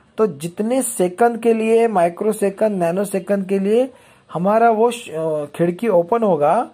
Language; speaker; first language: Hindi; non-native, local second language; Marathi